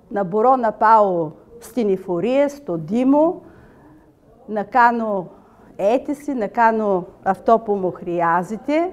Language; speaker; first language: Greek; non-native, learner; Bulgarian